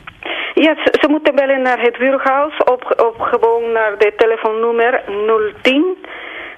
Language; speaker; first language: Dutch; non-native, learner; Spanish